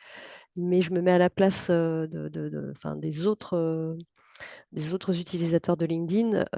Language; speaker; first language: French; native; French